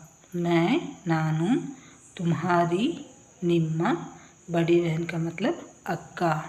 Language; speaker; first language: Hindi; non-native, local second language; Kannada